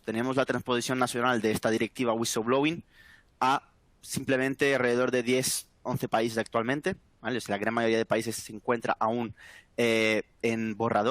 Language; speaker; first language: Spanish; native; Spanish